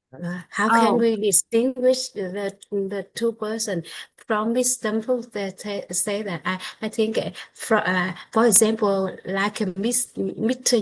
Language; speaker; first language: English; non-native, learner; Vietnamese